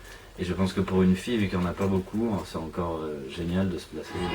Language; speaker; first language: French; native; French